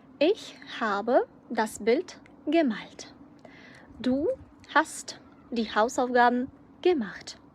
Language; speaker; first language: German; non-native, fluent; Ukrainian